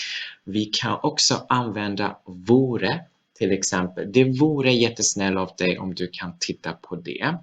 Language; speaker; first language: Swedish; non-native, fluent; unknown